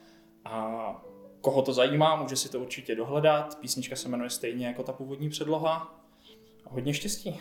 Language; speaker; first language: Czech; native; Czech